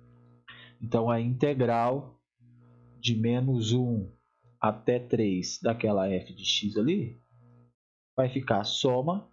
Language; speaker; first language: Portuguese; native; Portuguese